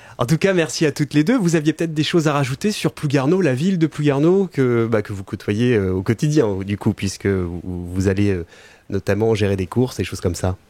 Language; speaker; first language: French; native; French